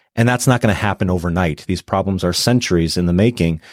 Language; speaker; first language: English; native; English